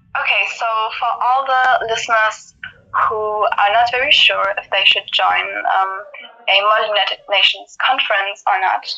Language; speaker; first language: English; non-native, fluent; German